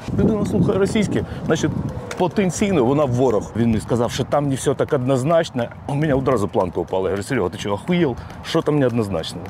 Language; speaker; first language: Ukrainian; non-native, local second language; Russian